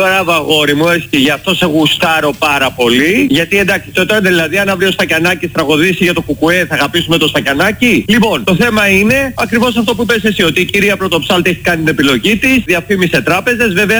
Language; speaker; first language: Greek; native; Greek